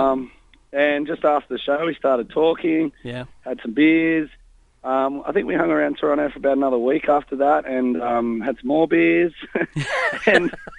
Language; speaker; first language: English; native; English